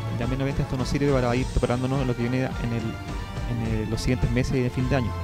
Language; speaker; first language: Spanish; native; Spanish